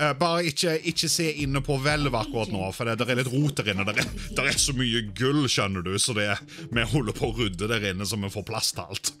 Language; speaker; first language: Norwegian; native; Norwegian